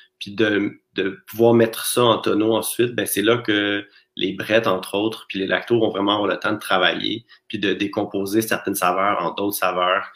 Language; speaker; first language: French; native; French